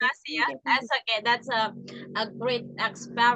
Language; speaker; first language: English; non-native, learner; Indonesian